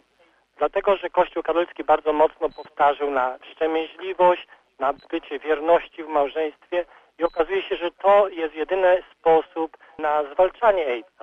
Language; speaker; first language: Polish; native; Polish